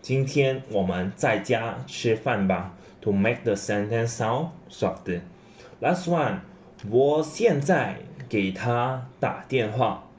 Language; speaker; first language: Chinese; non-native, fluent; English